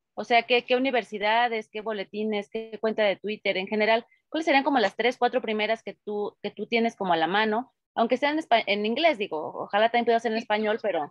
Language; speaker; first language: Spanish; native; Spanish